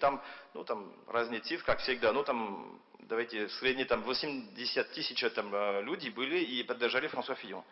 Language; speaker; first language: Russian; non-native, fluent; French